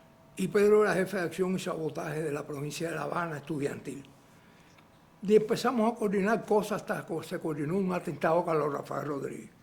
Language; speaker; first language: Spanish; native; Spanish